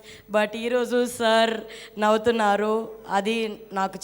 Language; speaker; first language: Telugu; non-native, local second language; Tamil